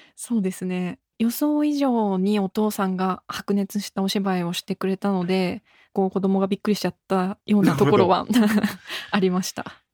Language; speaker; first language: Japanese; native; Japanese